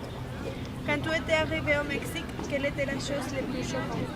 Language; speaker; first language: French; non-native, learner; Spanish